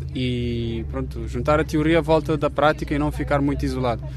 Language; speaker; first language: Portuguese; non-native, local second language; Kabuverdianu